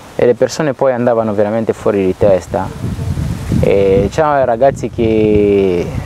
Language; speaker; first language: Italian; non-native, fluent; Lingala